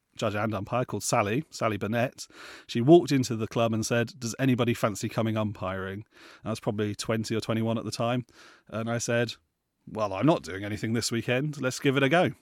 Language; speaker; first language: English; native; English